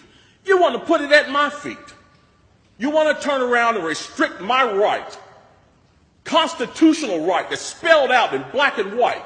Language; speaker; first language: English; native; English